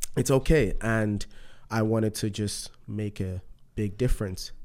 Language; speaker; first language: English; non-native, local second language; Yoruba